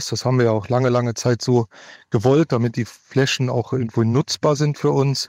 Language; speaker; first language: German; native; German